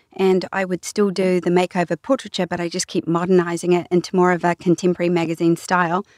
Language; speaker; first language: English; native; English